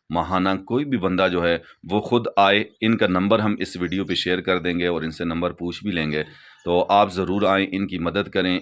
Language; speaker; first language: Urdu; non-native, local second language; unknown